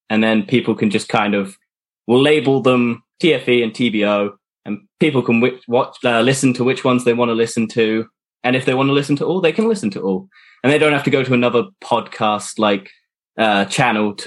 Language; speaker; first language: English; native; English